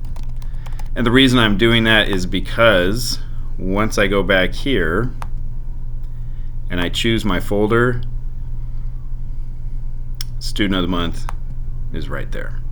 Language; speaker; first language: English; native; English